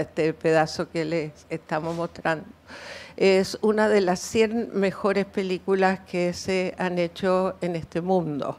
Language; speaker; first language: Spanish; native; Spanish